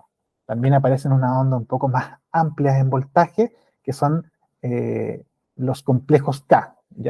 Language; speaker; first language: Spanish; native; Spanish